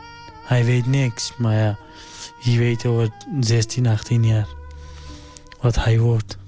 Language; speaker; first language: Dutch; non-native, learner; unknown